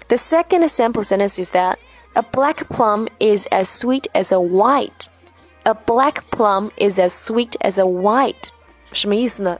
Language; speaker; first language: English; non-native, fluent; Chinese